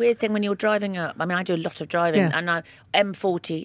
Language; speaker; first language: English; native; English